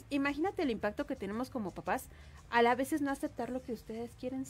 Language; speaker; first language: Spanish; native; Spanish